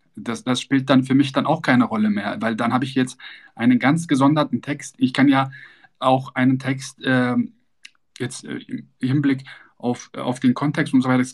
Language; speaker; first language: German; native; German